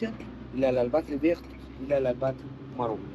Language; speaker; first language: French; non-native, learner; Arabic